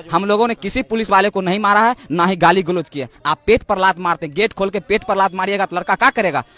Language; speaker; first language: Hindi; native; Hindi